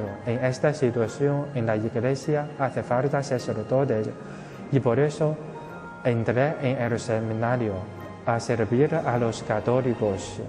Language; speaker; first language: Spanish; non-native, fluent; Chinese